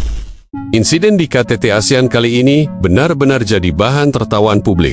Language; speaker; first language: Indonesian; native; Indonesian